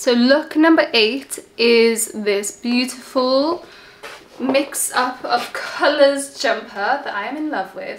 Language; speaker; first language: English; native; English